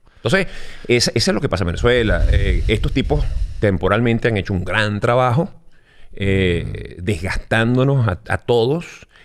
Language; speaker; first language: Spanish; native; Spanish